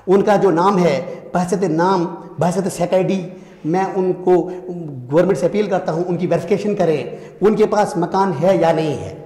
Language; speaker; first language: Hindi; native; Hindi